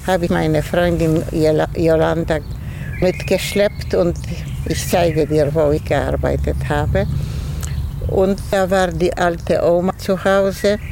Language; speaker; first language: German; non-native, fluent; Polish